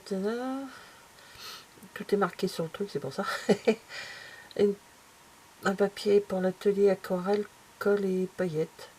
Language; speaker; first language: French; native; French